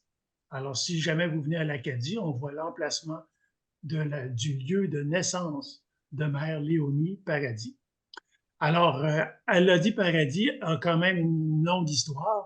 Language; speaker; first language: French; native; French